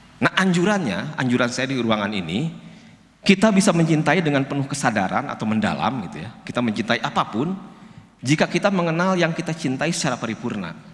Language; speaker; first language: Indonesian; non-native, local second language; Sundanese